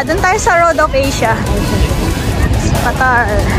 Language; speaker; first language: Filipino; native; Filipino